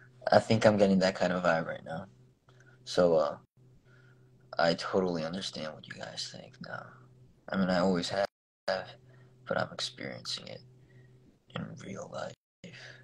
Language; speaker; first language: English; early bilingual, other home language; Korean